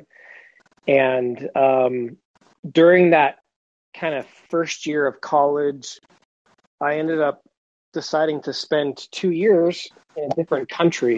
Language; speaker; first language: English; native; English